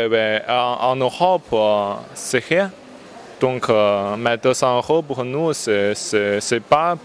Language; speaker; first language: French; non-native, learner; Chinese